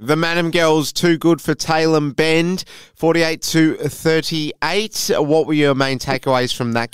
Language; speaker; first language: English; native; English